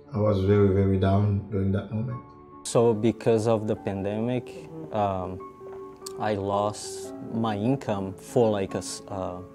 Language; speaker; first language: English; non-native, fluent; Haitian Creole